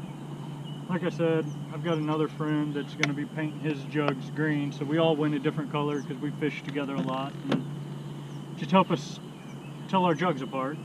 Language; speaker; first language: English; native; English